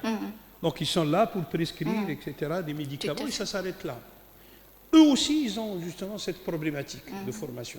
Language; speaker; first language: French; non-native, local second language; Kabyle